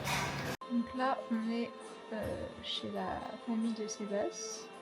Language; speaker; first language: French; native; French